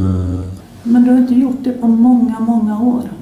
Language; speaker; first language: Swedish; native; Swedish